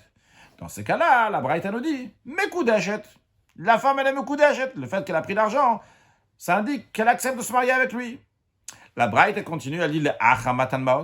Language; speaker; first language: French; native; French